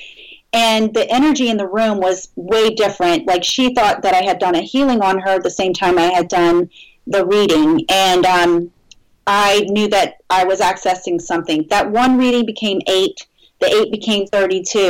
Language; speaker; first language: English; native; English